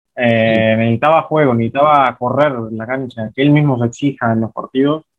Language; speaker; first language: Spanish; native; Spanish